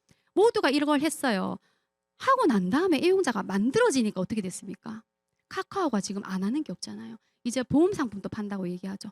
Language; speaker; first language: Korean; native; Korean